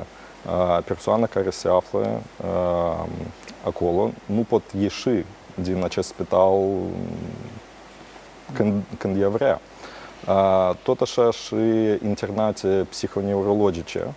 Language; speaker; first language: Romanian; non-native, local second language; Russian